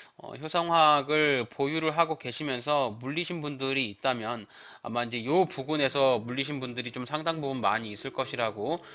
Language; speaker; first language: Korean; native; Korean